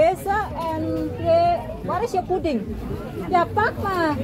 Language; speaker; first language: Dutch; non-native, learner; Indonesian